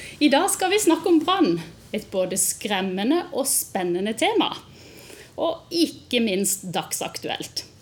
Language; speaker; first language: Norwegian; native; Norwegian